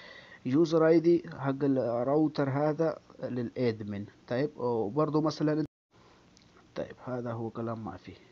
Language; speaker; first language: Arabic; non-native, learner; Urdu